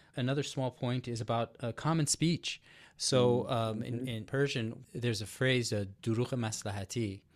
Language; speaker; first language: English; native; English